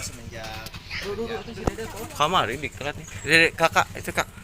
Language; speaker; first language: Indonesian; non-native, local second language; Sundanese